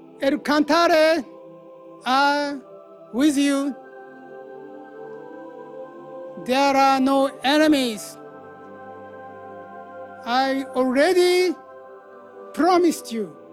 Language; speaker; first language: English; non-native, learner; Japanese